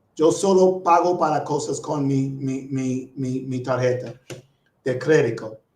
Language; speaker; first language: Spanish; non-native, learner; English